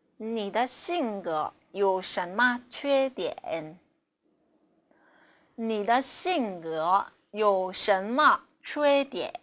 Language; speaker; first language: Chinese; non-native, fluent; Korean